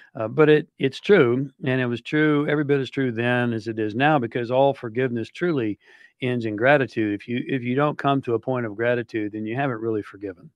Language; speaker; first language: English; native; English